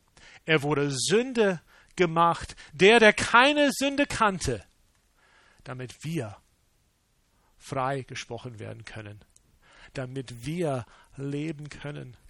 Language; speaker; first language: German; non-native, fluent; English